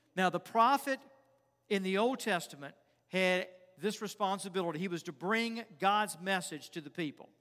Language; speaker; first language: English; native; English